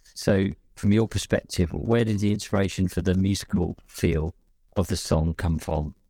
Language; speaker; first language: English; native; English